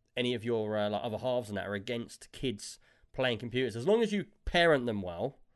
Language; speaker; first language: English; native; English